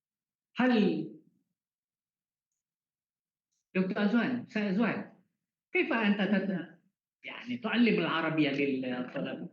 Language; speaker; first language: Arabic; non-native, fluent; Malay